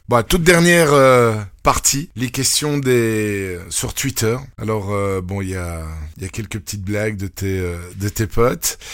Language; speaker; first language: French; native; French